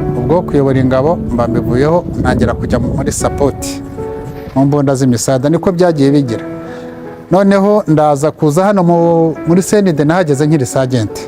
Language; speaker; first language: Kinyarwanda; early bilingual, heritage; Kinyarwanda